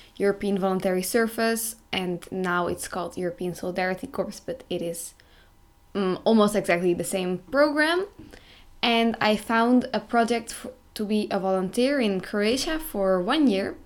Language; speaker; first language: English; non-native, fluent; Dutch